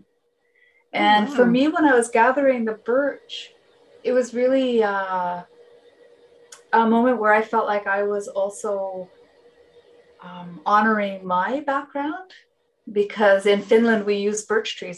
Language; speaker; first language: English; non-native, fluent; Finnish